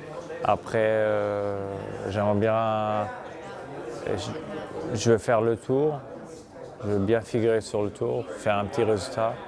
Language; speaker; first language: French; non-native, local second language; Luxembourgish